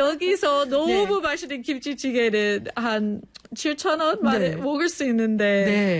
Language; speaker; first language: Korean; non-native, fluent; English